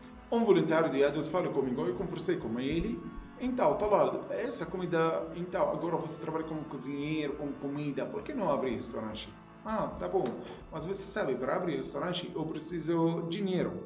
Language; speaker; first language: Portuguese; non-native, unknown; Arabic